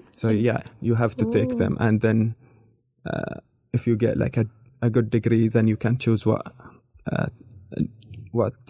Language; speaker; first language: English; non-native, learner; Arabic